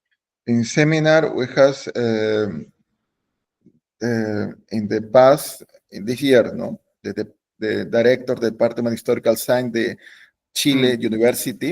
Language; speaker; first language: English; non-native, learner; Spanish